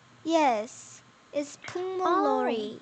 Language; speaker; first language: English; non-native, learner; Korean